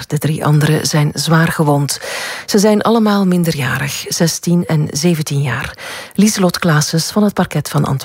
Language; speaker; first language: Dutch; native; Dutch